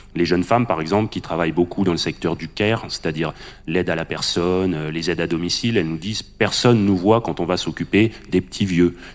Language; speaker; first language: French; native; French